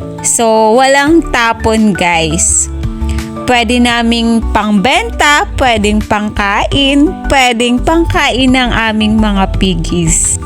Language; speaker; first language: Filipino; native; Filipino